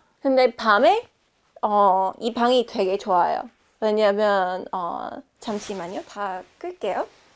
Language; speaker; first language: Korean; non-native, fluent; English